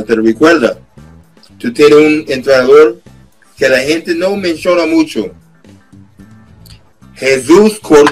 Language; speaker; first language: Spanish; non-native, fluent; English